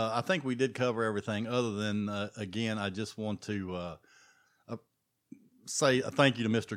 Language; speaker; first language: English; native; English